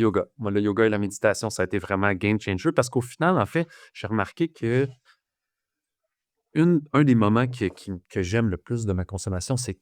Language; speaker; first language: French; native; French